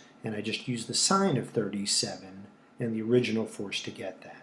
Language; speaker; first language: English; native; English